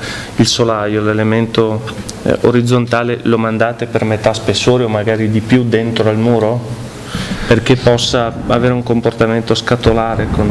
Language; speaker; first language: Italian; native; Italian